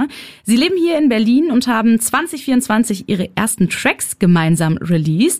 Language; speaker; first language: German; native; German